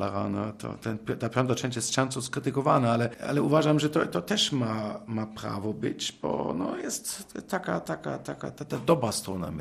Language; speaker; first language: Polish; non-native, fluent; German